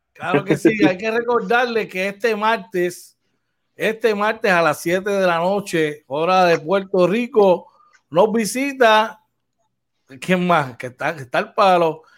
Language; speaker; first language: Spanish; native; Spanish